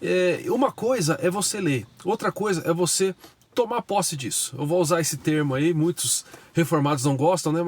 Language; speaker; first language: Portuguese; native; Portuguese